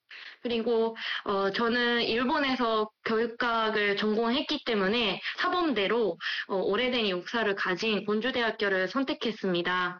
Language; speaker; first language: Korean; non-native, fluent; Japanese